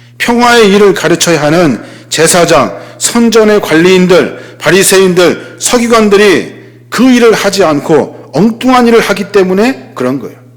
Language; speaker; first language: Korean; native; Korean